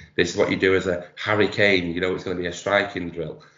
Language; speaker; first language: English; native; English